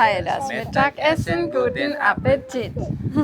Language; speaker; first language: German; native; German